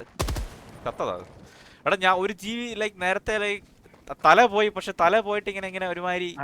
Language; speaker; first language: Malayalam; native; Malayalam